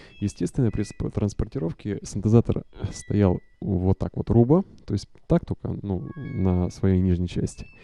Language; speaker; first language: Russian; native; Russian